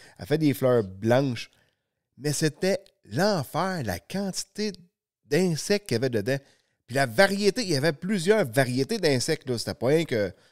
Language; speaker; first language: French; native; French